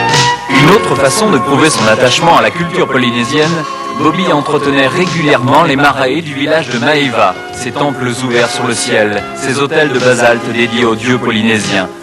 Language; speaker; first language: French; native; French